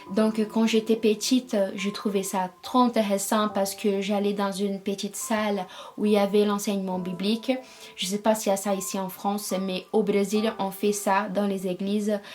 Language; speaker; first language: French; non-native, fluent; Portuguese